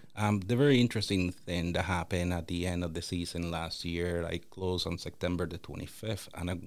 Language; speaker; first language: English; non-native, fluent; Spanish